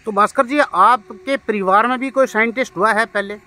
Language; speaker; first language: Hindi; native; Hindi